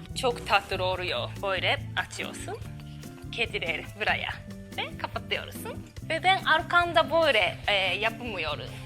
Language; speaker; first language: Turkish; non-native, learner; Japanese